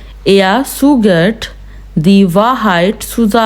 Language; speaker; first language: German; non-native, fluent; Urdu